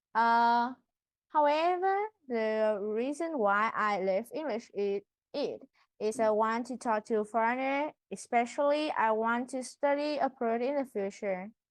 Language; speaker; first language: English; non-native, learner; Vietnamese